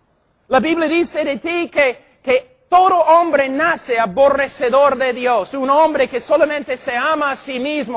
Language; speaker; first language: Spanish; non-native, fluent; English